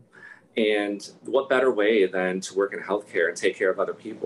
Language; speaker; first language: English; native; English